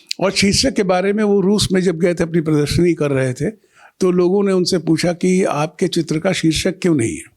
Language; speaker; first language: Hindi; non-native, local second language; Bangla